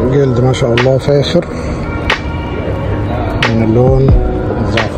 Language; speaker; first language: Arabic; native; Arabic